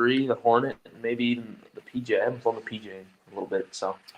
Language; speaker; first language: English; native; English